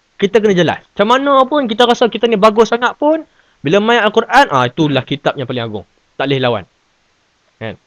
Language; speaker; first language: Malay; native; Malay